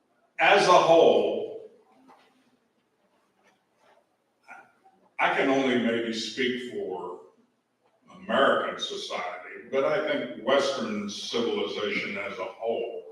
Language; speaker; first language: English; native; English